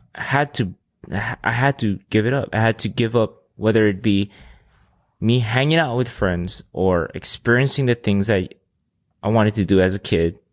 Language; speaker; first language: English; early bilingual, other home language; Filipino